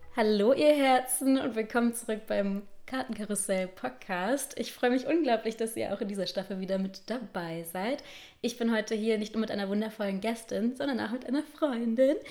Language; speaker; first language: German; native; German